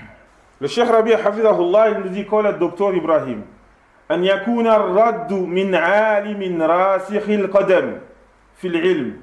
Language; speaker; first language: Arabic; non-native, fluent; French